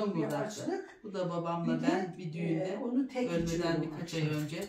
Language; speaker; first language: Turkish; native; Turkish